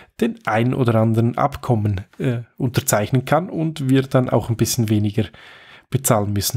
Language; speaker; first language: German; native; German